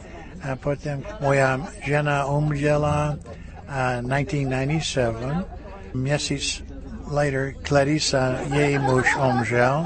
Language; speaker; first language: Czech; early bilingual, heritage; Czech